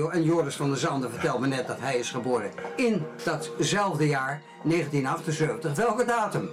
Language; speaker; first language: Dutch; native; Dutch